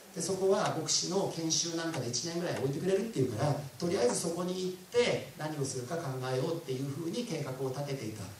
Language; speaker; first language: Japanese; native; Japanese